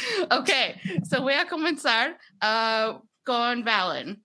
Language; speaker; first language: Spanish; non-native, learner; English